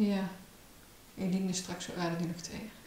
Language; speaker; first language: Dutch; native; Dutch